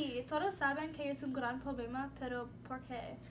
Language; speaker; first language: Spanish; non-native, learner; English